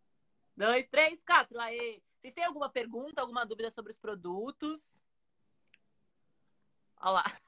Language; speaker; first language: Portuguese; native; Portuguese